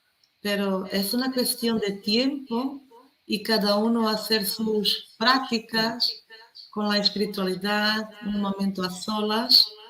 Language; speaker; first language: Spanish; non-native, fluent; Portuguese